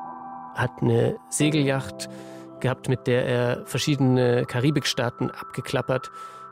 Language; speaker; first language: German; native; German